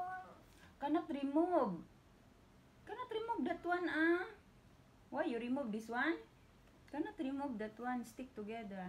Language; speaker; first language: English; non-native, learner; Filipino